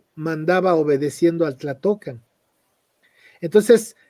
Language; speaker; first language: Spanish; native; Spanish